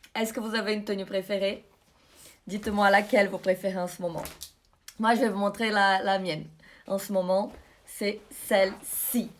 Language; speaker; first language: French; non-native, fluent; Portuguese